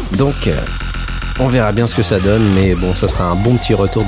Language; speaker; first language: French; native; French